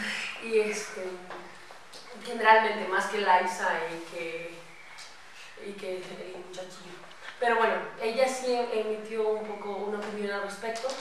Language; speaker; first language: Spanish; native; Spanish